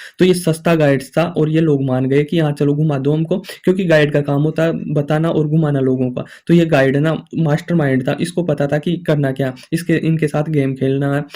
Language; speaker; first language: Hindi; native; Hindi